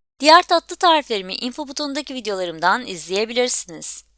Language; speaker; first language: Turkish; native; Turkish